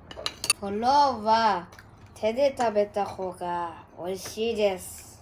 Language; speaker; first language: Japanese; early bilingual, other home language; Uyghur